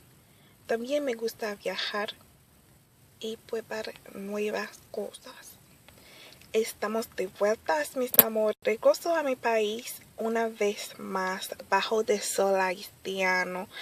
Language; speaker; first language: Spanish; early bilingual, other home language; Haitian Creole